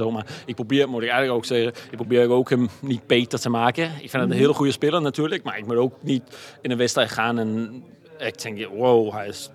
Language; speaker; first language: Dutch; non-native, fluent; Danish